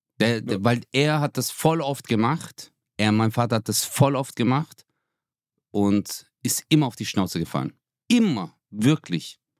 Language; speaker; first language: German; early bilingual, other home language; Turkish